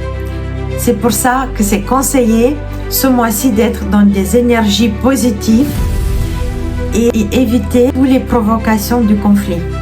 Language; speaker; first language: French; non-native, fluent; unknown